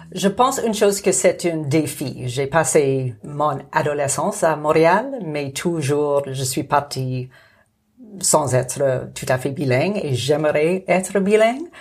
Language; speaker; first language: French; non-native, local second language; English